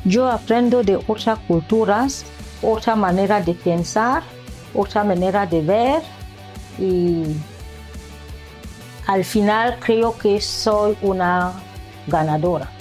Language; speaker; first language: Spanish; non-native, learner; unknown